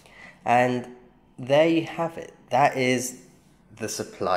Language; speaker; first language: English; native; English